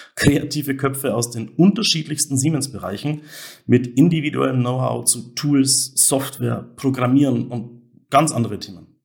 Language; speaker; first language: German; native; German